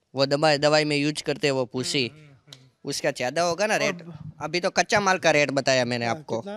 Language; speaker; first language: Hindi; non-native, local second language; Gujarati